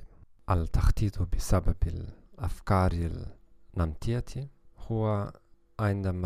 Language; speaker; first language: Arabic; non-native, learner; German